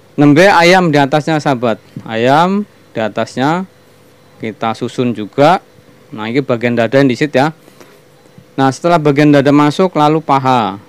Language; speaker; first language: Indonesian; non-native, local second language; Javanese